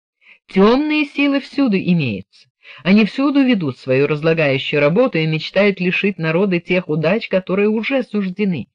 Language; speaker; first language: Russian; native; Russian